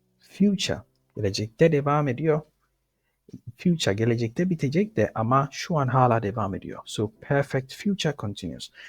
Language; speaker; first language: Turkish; non-native, fluent; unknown